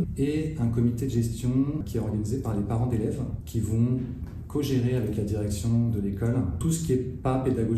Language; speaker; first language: French; native; French